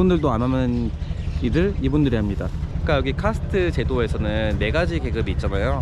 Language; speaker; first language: Korean; native; Korean